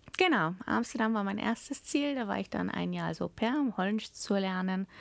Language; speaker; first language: German; early bilingual, heritage; German